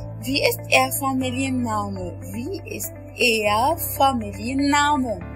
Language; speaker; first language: German; non-native, learner; Arabic